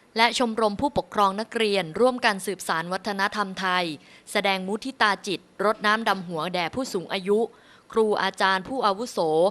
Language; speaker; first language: Thai; native; Thai